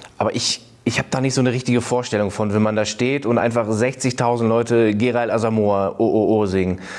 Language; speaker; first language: German; native; German